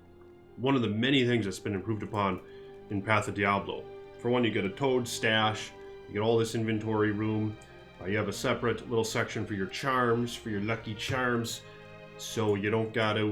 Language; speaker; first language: English; native; English